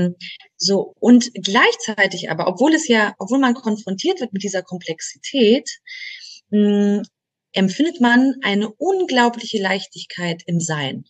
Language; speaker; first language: German; native; German